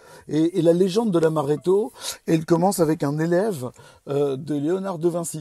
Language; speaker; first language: French; native; French